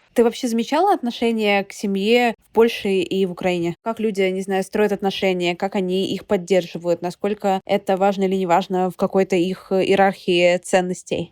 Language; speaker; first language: Russian; native; Russian